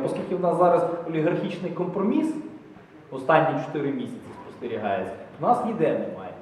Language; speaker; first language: Ukrainian; native; Ukrainian